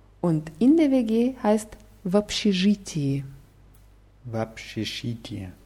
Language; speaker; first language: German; non-native, fluent; Russian